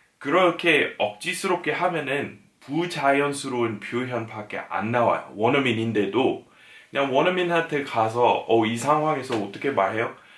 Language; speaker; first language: Korean; non-native, fluent; English